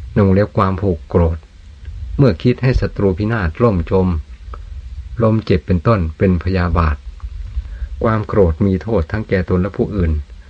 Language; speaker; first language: Thai; native; Thai